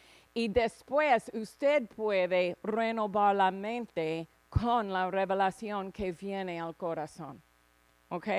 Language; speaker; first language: Spanish; non-native, fluent; English